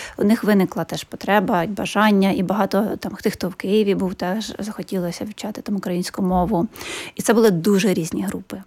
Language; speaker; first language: Ukrainian; native; Ukrainian